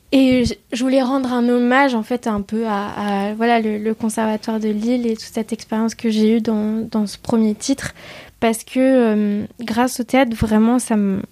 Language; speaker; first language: French; early bilingual, other home language; Vietnamese